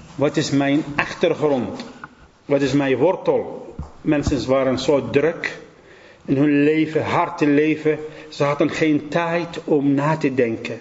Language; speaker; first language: Dutch; non-native, fluent; Assyrian Neo-Aramaic